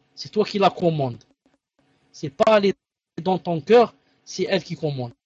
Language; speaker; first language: French; non-native, local second language; Arabic